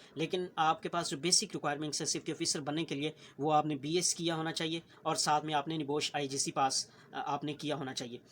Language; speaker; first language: Urdu; native; Urdu